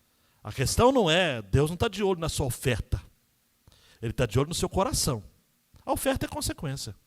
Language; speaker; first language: Portuguese; native; Portuguese